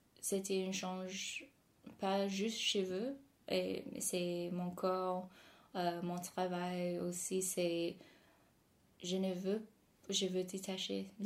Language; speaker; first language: French; non-native, fluent; English